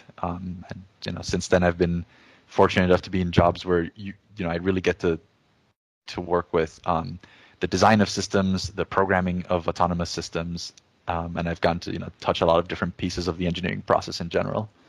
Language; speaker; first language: English; early bilingual, other home language; Spanish